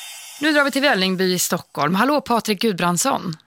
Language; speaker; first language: Swedish; native; Swedish